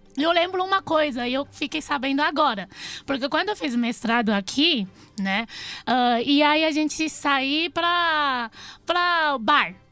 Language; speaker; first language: Portuguese; non-native, fluent; Chinese